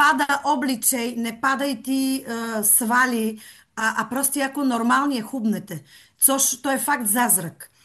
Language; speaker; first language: Czech; non-native, fluent; Bulgarian